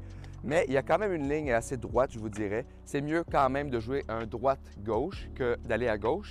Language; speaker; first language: French; native; French